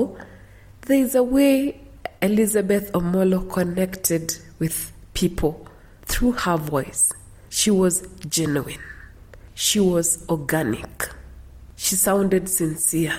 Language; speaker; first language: English; non-native, local second language; Kalenjin